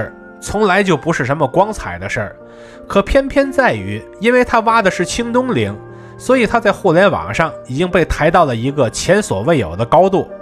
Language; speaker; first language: Chinese; native; Chinese